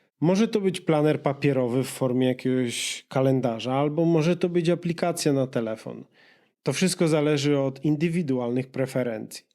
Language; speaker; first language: Polish; native; Polish